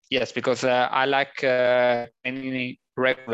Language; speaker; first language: English; non-native, learner; Italian